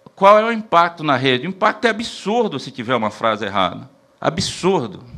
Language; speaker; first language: Portuguese; native; Portuguese